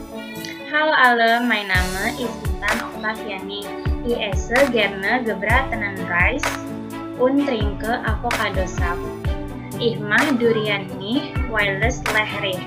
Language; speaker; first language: German; non-native, learner; Indonesian